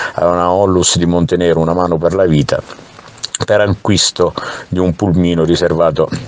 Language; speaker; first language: Italian; native; Italian